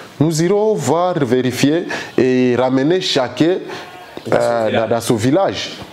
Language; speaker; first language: French; non-native, local second language; Swahili